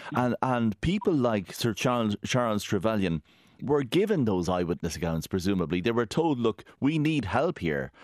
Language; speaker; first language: English; native; English